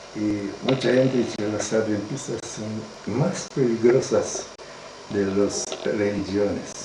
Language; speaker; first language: Spanish; non-native, learner; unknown